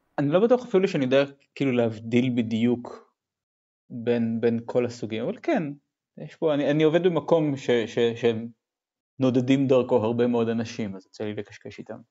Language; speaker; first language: Hebrew; native; Hebrew